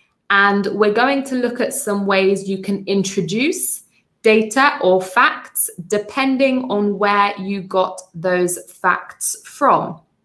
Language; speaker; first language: English; native; English